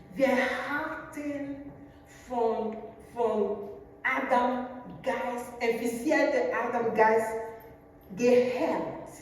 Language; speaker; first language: German; non-native, learner; French